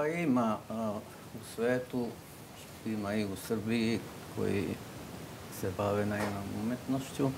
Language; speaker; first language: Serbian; non-native, local second language; Slovak